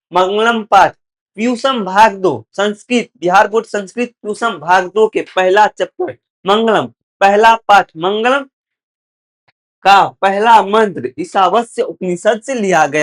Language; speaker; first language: Hindi; native; Hindi